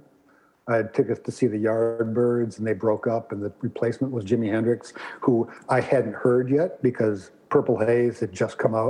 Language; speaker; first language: English; native; English